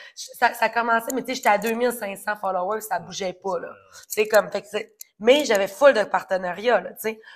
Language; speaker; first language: French; native; French